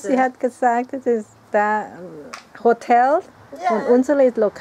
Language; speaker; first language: German; non-native, learner; Thai